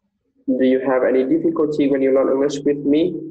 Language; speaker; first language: English; non-native, fluent; Vietnamese